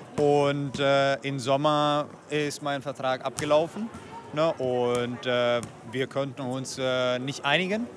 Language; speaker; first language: German; non-native, fluent; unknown